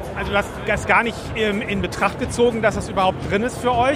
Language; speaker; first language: German; native; German